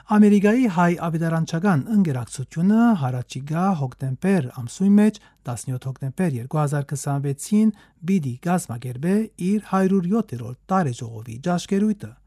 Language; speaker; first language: Armenian; native; Armenian